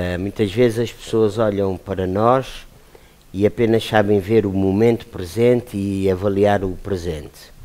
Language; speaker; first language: Portuguese; native; Portuguese